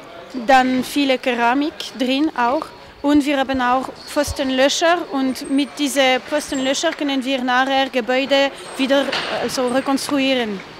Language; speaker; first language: German; non-native, fluent; French